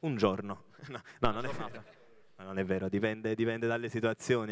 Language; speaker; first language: Italian; native; Italian